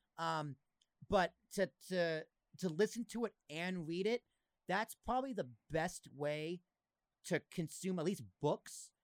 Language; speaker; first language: English; native; English